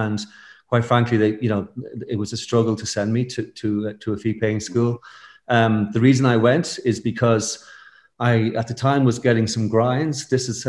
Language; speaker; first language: English; native; English